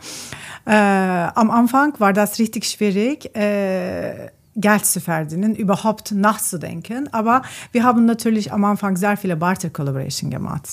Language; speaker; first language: German; non-native, learner; Turkish